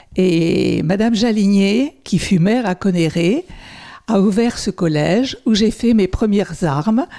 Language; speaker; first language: French; native; French